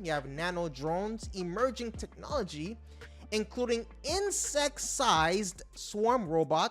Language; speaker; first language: English; native; English